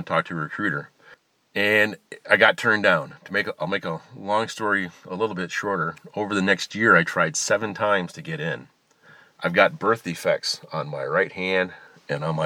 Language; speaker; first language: English; native; English